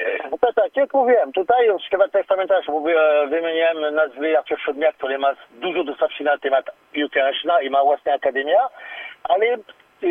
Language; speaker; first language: Polish; non-native, learner; French